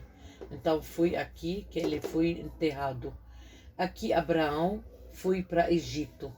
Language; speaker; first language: Portuguese; non-native, fluent; Arabic